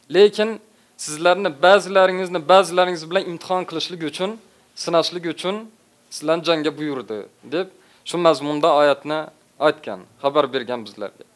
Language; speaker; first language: Uzbek; native; Uzbek